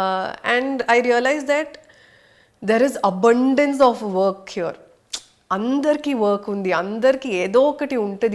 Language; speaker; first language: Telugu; non-native, local second language; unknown